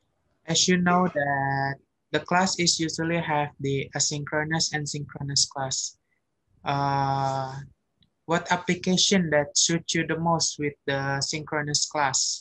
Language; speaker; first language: English; non-native, learner; Indonesian